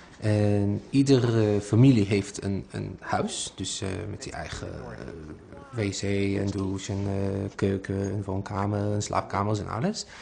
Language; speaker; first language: Dutch; non-native, fluent; Hebrew